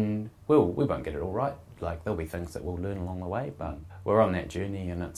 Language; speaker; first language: English; native; English